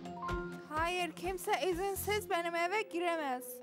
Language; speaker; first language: Turkish; non-native, learner; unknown